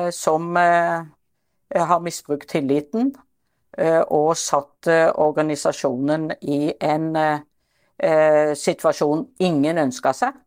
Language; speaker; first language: Norwegian; native; Norwegian